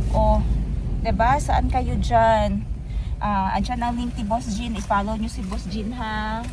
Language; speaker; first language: Filipino; non-native, local second language; Cebuano